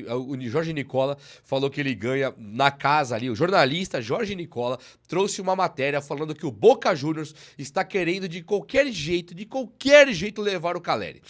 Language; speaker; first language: Portuguese; native; Portuguese